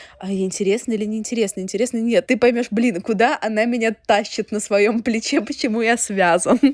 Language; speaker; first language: Russian; native; Russian